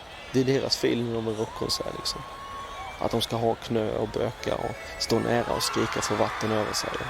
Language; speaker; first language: Swedish; native; Swedish